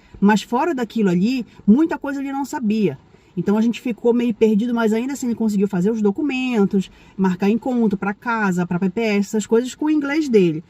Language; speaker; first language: Portuguese; native; Portuguese